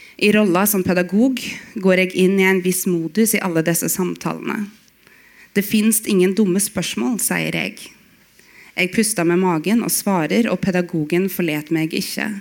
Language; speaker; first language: Norwegian; native; Norwegian